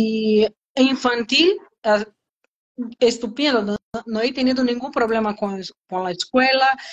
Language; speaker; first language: Spanish; non-native, learner; Portuguese